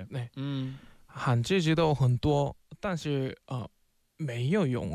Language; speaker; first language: Chinese; non-native, learner; Korean